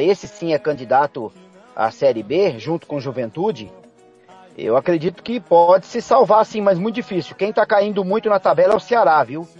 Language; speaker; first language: Portuguese; native; Portuguese